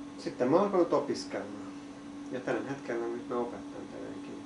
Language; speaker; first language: Finnish; non-native, learner; Hungarian